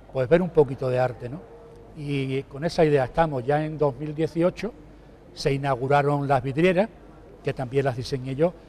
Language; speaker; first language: Spanish; native; Spanish